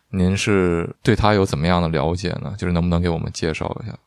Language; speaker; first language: Chinese; native; Chinese